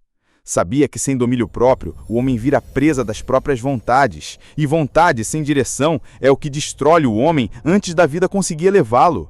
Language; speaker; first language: Portuguese; native; Portuguese